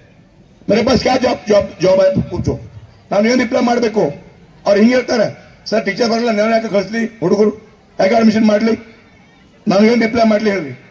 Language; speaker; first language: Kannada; non-native, local second language; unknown